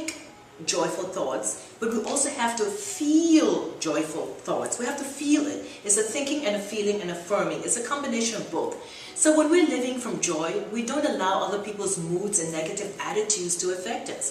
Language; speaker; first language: English; native; English